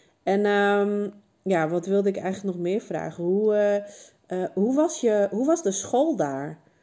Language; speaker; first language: Dutch; native; Dutch